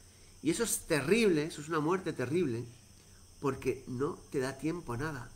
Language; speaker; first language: Spanish; native; Spanish